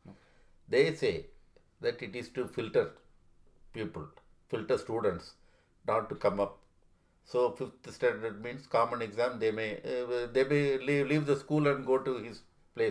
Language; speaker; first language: English; non-native, local second language; Tamil